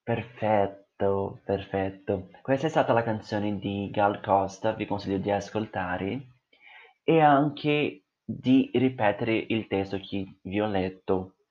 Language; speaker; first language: Italian; non-native, fluent; Portuguese